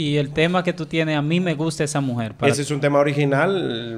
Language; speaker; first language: Spanish; native; Spanish